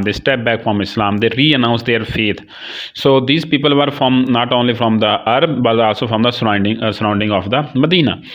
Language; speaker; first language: English; non-native, local second language; Urdu